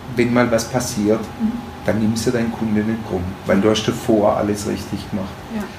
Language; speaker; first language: German; native; German